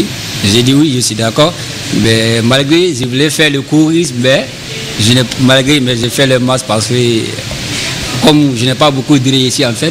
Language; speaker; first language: French; non-native, fluent; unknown